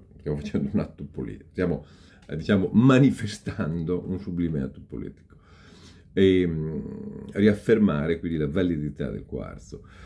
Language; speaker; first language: Italian; native; Italian